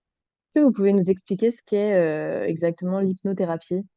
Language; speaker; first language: French; native; French